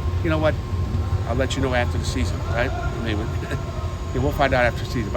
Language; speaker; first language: English; native; English